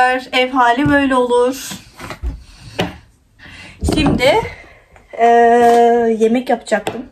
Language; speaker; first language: Turkish; early bilingual, heritage; Turkish